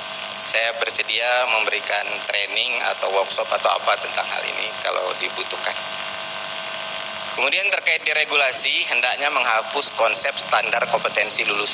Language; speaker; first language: Indonesian; native; Indonesian